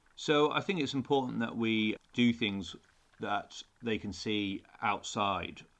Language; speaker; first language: English; native; English